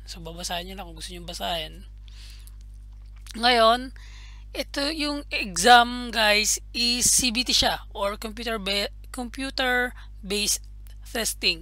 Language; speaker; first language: English; non-native, local second language; Filipino